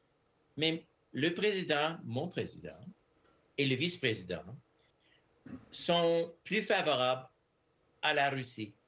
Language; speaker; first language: French; non-native, fluent; English